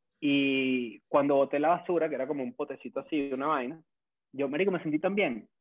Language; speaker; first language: Spanish; native; Spanish